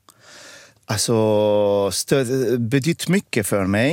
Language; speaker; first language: Swedish; non-native, fluent; Arabic